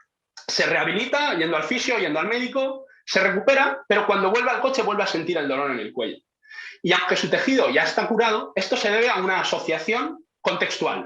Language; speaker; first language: Spanish; native; Spanish